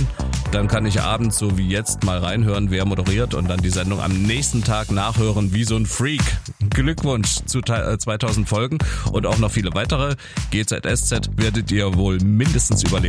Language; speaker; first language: German; native; German